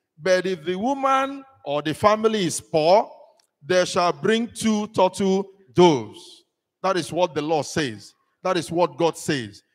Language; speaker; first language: English; non-native, local second language; Igbo